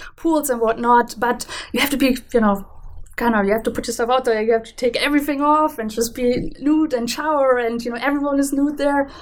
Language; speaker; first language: English; non-native, fluent; German